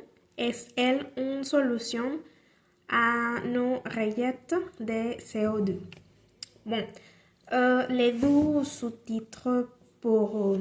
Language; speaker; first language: French; non-native, learner; Spanish